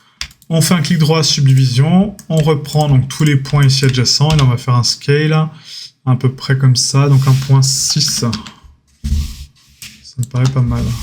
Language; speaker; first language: French; native; French